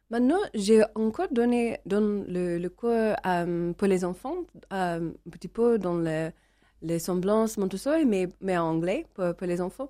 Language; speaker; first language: French; non-native, learner; English